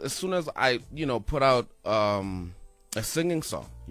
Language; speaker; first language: English; non-native, local second language; Northern Sotho